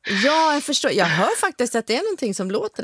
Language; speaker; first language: Swedish; native; Swedish